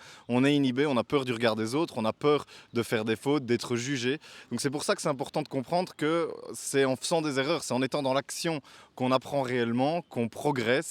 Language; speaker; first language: French; native; French